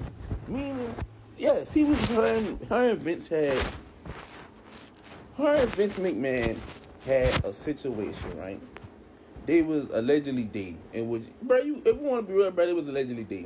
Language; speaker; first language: English; native; English